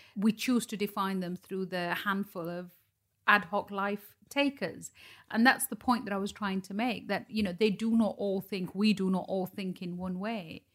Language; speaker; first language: English; native; English